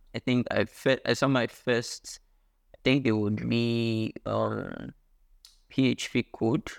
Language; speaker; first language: English; non-native, local second language; Ibibio